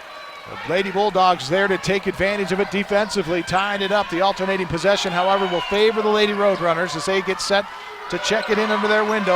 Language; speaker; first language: English; native; English